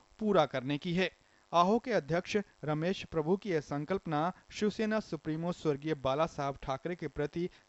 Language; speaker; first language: Hindi; non-native, local second language; Marathi